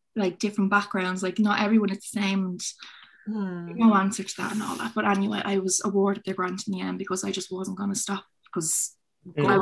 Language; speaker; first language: English; native; English